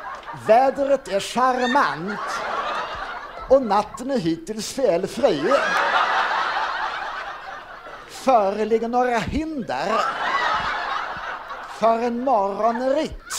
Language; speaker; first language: Swedish; native; Swedish